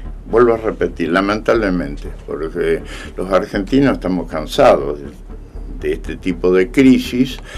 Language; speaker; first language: Spanish; native; Spanish